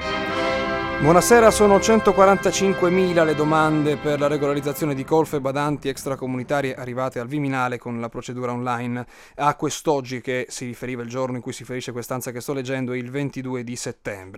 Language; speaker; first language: Italian; native; Italian